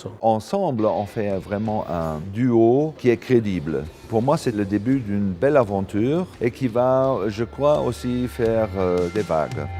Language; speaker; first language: French; non-native, local second language; Luxembourgish